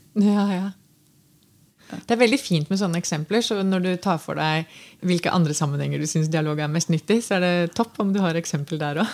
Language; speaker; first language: Norwegian; native; Norwegian